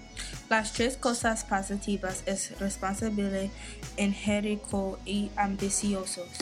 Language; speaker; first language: Spanish; non-native, learner; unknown